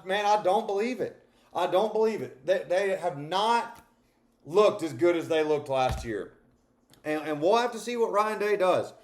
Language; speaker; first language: English; native; English